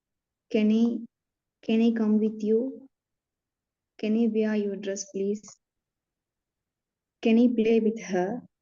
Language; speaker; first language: English; non-native, learner; Tamil